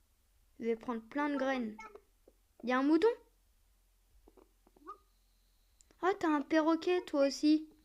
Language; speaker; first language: French; native; French